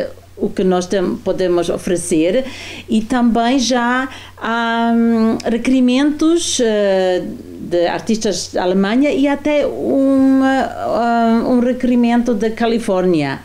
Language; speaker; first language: Portuguese; non-native, fluent; German